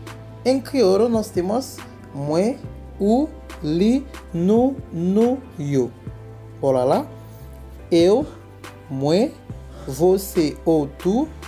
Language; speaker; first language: Portuguese; non-native, fluent; Haitian Creole